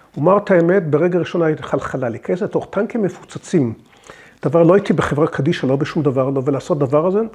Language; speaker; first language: Hebrew; early bilingual, other home language; English